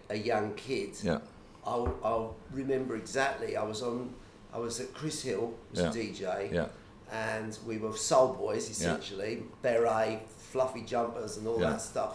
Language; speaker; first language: English; native; English